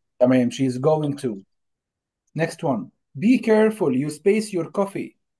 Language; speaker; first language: English; non-native, fluent; Arabic